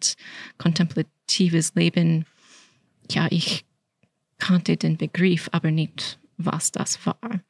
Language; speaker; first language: German; non-native, fluent; English